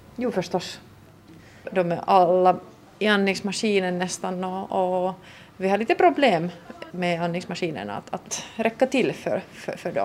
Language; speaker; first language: Swedish; non-native, local second language; Finnish